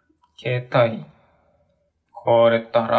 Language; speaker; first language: Japanese; non-native, learner; Korean